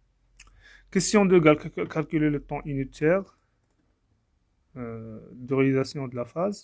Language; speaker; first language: French; non-native, local second language; Arabic